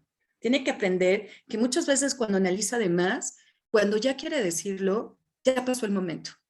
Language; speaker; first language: Spanish; native; Spanish